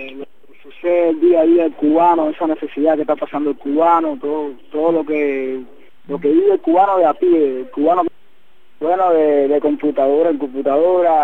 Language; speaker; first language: Spanish; native; Spanish